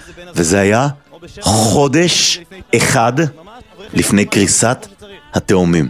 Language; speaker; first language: Hebrew; native; Hebrew